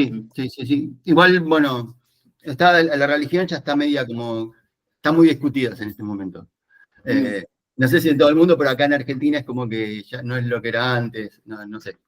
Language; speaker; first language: Spanish; native; Spanish